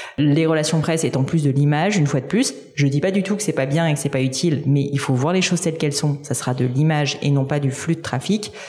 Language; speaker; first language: French; native; French